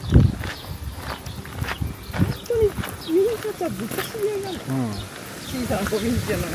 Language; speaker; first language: Japanese; native; Japanese